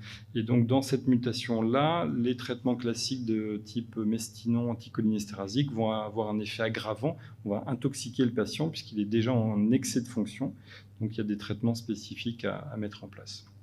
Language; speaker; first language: French; native; French